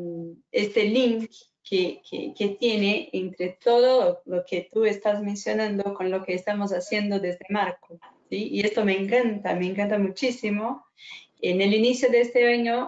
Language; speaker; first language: Spanish; non-native, fluent; Portuguese